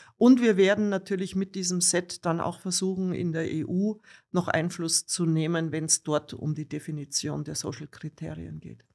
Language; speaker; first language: German; native; German